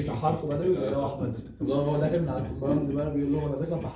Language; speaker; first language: Arabic; native; Arabic